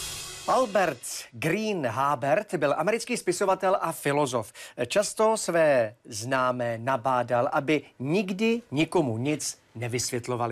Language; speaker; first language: Czech; native; Czech